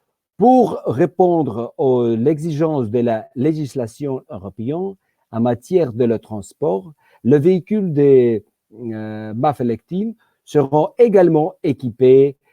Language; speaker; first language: French; non-native, fluent; Georgian